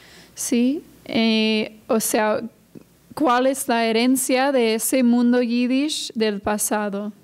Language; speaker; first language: Spanish; non-native, fluent; English